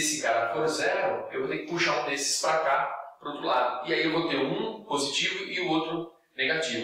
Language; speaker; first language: Portuguese; native; Portuguese